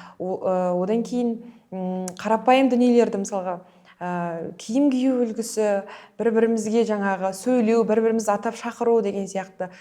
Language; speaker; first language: Kazakh; early bilingual, heritage; Kazakh